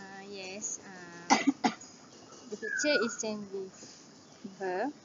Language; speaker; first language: English; non-native, learner; Malay